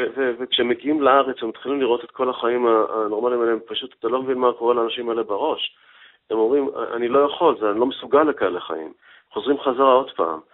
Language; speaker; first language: Hebrew; native; Hebrew